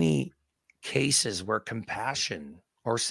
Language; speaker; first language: English; native; English